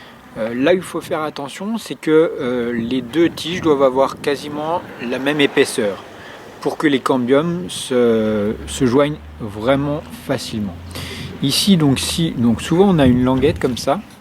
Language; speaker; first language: French; native; French